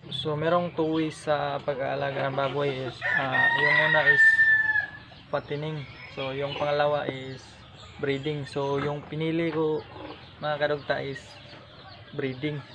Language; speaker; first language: Filipino; non-native, local second language; Cebuano